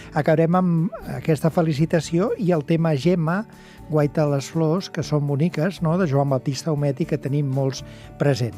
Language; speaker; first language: Catalan; native; Catalan